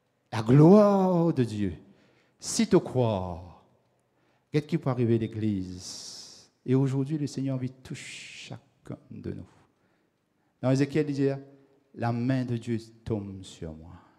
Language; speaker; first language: French; non-native, local second language; Morisyen